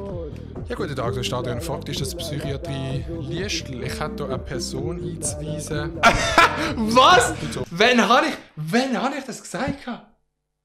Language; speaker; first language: German; native; German